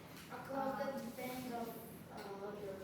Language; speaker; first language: English; non-native, learner; Portuguese